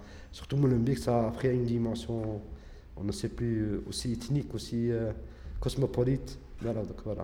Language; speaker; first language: French; early bilingual, other home language; Arabic